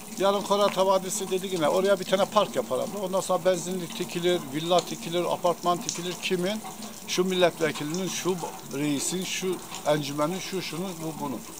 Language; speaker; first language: Turkish; native; Turkish